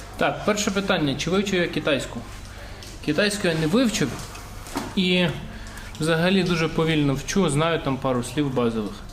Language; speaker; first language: Ukrainian; native; Ukrainian